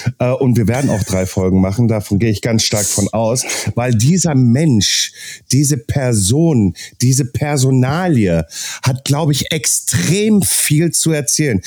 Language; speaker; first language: German; native; German